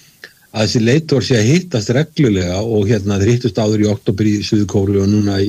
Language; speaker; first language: Icelandic; native; Icelandic